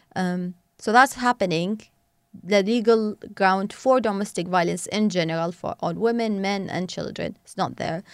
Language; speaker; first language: English; non-native, fluent; Arabic